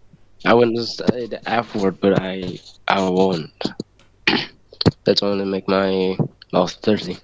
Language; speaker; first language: English; non-native, learner; Indonesian